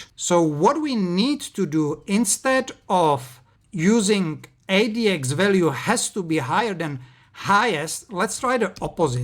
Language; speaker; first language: English; non-native, fluent; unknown